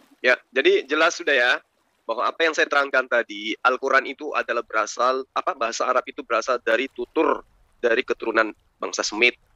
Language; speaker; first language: Indonesian; native; Indonesian